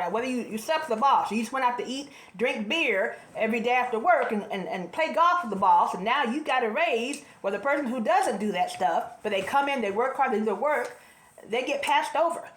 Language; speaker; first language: English; native; English